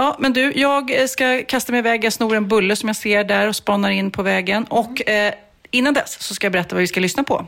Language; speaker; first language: Swedish; native; Swedish